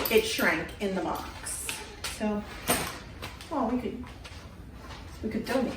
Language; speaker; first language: English; native; English